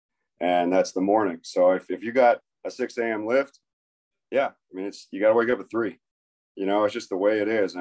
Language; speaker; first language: English; native; English